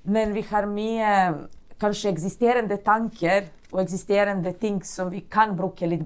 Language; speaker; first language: Norwegian; non-native, fluent; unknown